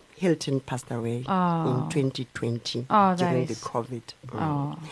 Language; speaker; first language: English; non-native, local second language; Xhosa